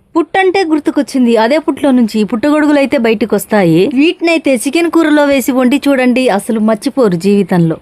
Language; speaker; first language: Telugu; non-native, local second language; Koya